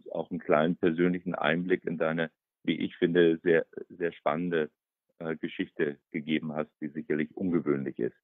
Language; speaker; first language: German; native; German